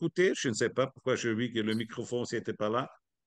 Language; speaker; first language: French; non-native, learner; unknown